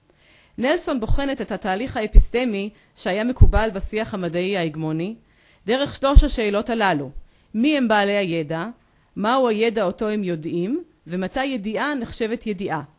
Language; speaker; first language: Hebrew; native; Hebrew